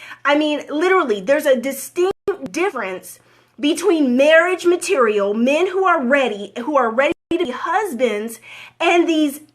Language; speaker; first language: English; native; English